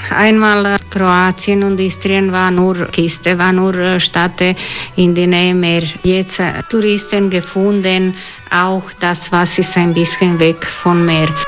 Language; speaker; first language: German; non-native, learner; Croatian